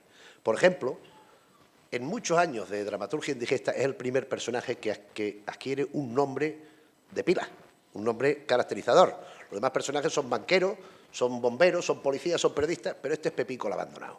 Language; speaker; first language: Spanish; native; Spanish